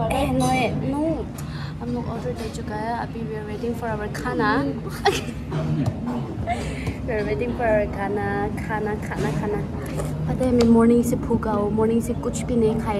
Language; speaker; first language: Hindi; non-native, local second language; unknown